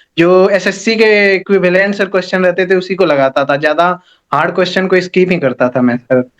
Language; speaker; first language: Hindi; native; Hindi